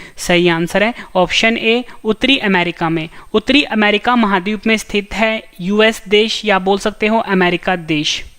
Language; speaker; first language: Hindi; native; Hindi